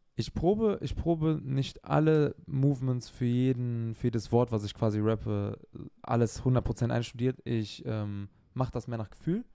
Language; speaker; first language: German; native; German